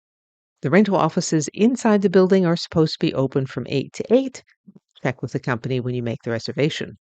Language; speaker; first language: English; native; English